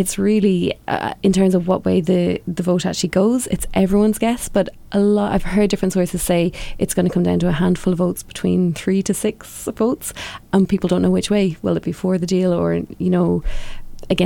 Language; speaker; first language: English; native; English